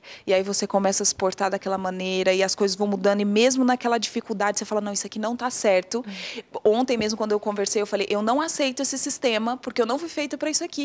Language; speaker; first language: Portuguese; native; Portuguese